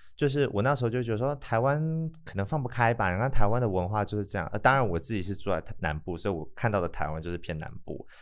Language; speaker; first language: Chinese; native; Chinese